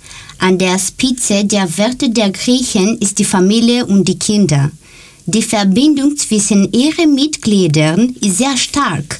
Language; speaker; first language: German; non-native, learner; Greek